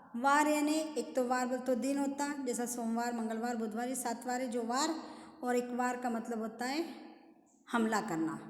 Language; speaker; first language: Hindi; non-native, local second language; Marathi